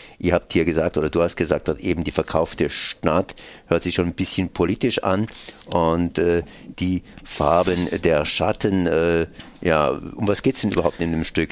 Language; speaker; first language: German; native; German